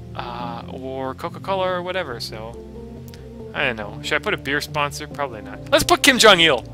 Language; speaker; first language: English; native; English